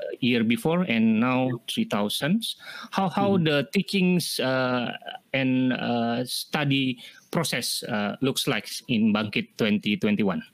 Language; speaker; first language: English; non-native, fluent; Indonesian